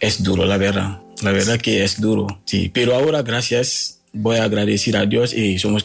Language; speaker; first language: Spanish; non-native, learner; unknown